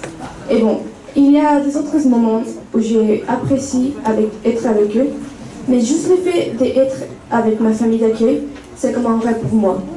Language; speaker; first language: French; non-native, fluent; Spanish